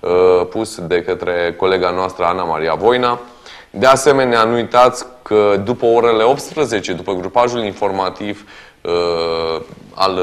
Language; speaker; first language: Romanian; native; Romanian